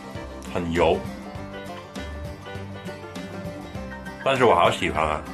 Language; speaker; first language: Chinese; non-native, fluent; English